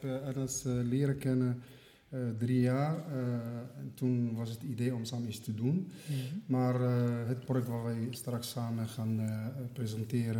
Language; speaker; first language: Dutch; non-native, local second language; Arabic